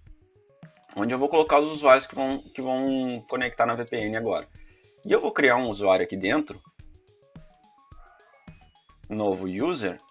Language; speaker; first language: Portuguese; native; Portuguese